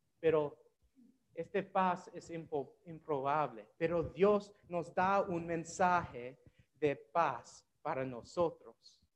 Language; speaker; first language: Spanish; non-native, learner; English